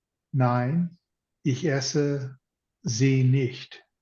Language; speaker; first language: German; non-native, learner; English